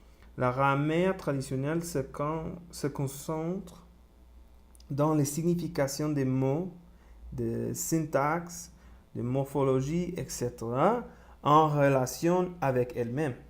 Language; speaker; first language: French; non-native, learner; Spanish